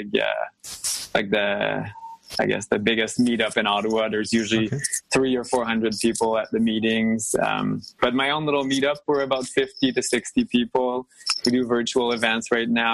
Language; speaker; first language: English; non-native, fluent; French